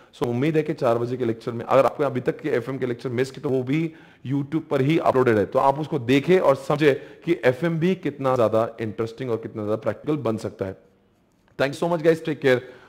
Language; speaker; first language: Hindi; native; Hindi